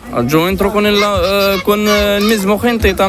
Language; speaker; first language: Spanish; non-native, learner; Arabic